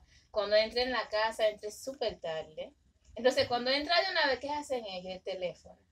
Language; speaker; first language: Spanish; early bilingual, other home language; Haitian Creole